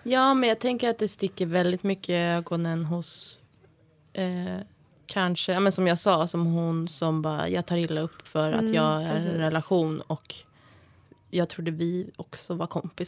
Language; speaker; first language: Swedish; native; Swedish